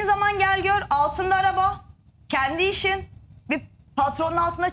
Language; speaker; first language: Turkish; native; Turkish